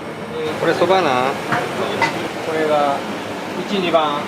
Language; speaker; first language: Japanese; native; Japanese